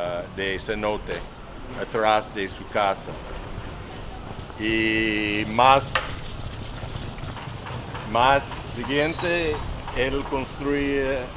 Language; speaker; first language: Spanish; non-native, learner; English